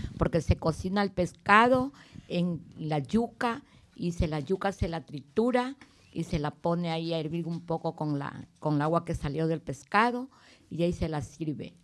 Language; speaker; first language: Spanish; native; Spanish